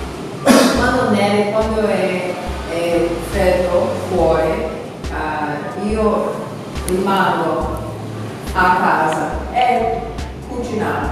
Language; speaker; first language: Italian; non-native, learner; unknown